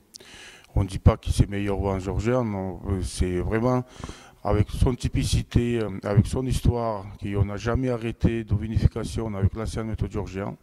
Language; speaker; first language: French; non-native, fluent; Georgian